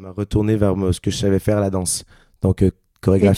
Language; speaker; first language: French; native; French